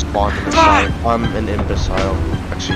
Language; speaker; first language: English; native; English